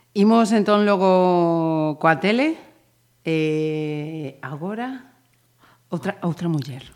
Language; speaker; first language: Galician; native; Galician